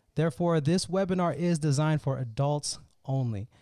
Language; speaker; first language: English; native; English